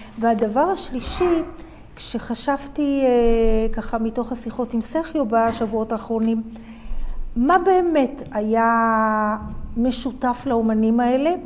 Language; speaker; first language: Hebrew; native; Hebrew